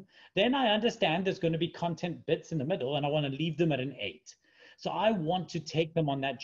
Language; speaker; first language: English; native; English